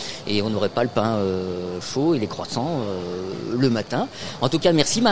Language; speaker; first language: French; native; French